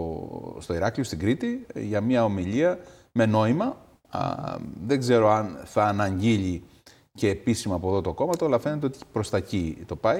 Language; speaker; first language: Greek; native; Greek